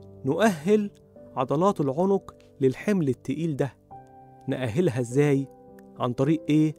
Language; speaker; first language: Arabic; native; Arabic